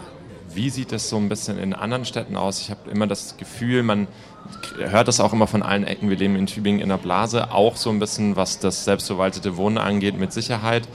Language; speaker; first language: German; native; German